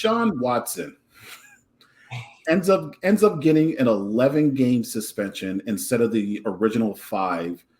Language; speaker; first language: English; native; English